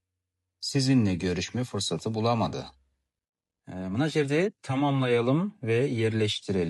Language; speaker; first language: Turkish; non-native, fluent; Kazakh